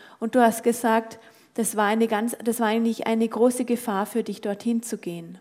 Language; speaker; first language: German; native; German